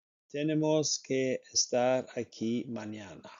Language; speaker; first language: Spanish; non-native, learner; Icelandic